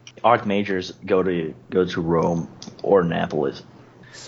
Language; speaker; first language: English; non-native, fluent; Spanish